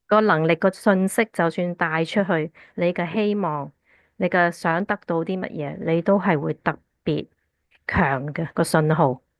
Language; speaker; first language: Cantonese; early bilingual, heritage; Cantonese